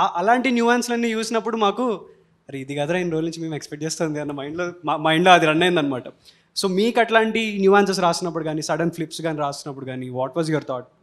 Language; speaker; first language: Telugu; native; Telugu